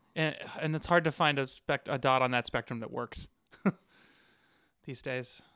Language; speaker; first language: English; native; English